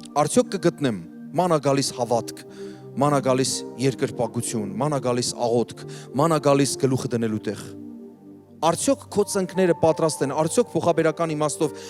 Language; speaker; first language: Armenian; native; Armenian